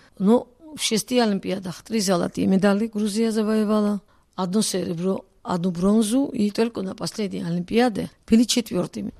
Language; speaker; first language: Russian; non-native, local second language; Georgian